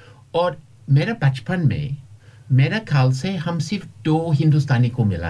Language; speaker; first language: Hindi; non-native, fluent; English